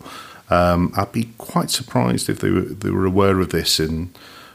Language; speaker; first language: English; native; English